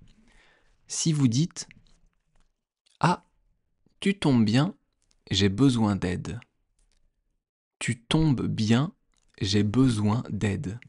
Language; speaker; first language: French; native; French